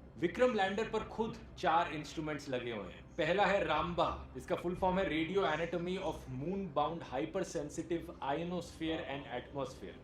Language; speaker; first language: Hindi; native; Hindi